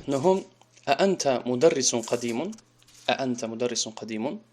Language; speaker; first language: Arabic; non-native, fluent; Tajik